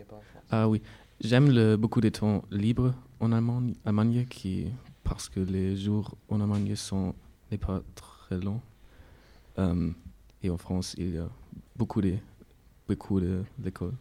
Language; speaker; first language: French; non-native, learner; German